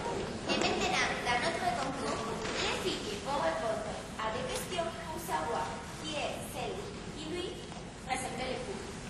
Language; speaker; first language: French; non-native, learner; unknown